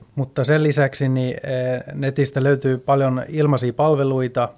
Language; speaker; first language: Finnish; early bilingual, heritage; Finnish